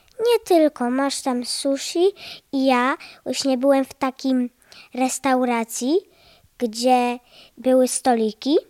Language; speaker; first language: Polish; early bilingual, heritage; Polish